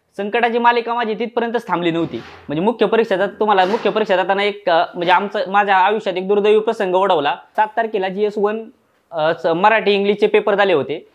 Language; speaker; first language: Marathi; native; Marathi